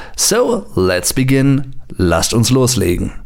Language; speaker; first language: German; native; German